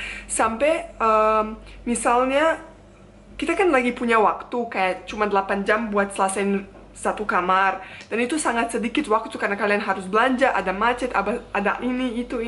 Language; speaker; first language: Indonesian; non-native, fluent; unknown